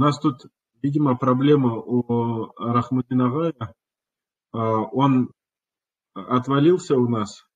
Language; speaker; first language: Russian; non-native, local second language; Kumyk